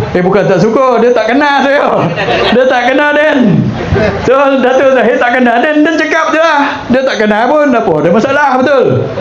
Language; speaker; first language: Malay; native; Malay